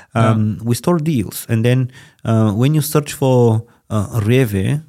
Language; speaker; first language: English; non-native, fluent; Bulgarian